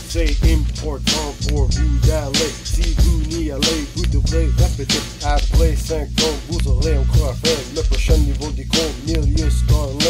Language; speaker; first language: French; non-native, learner; English